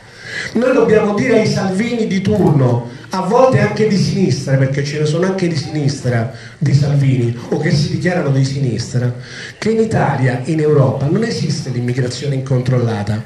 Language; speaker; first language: Italian; native; Italian